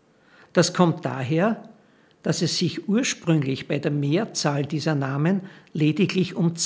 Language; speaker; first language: German; native; German